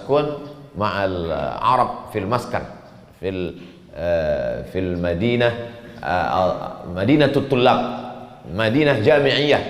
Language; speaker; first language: Arabic; non-native, fluent; Indonesian